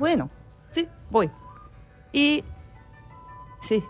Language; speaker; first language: Spanish; non-native, learner; Japanese